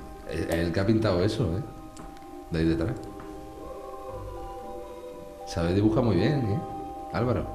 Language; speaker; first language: Spanish; native; Spanish